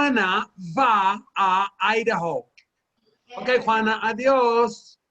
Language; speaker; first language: Spanish; non-native, fluent; English